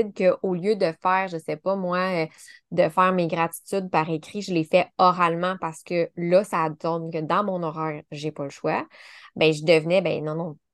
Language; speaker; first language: French; native; French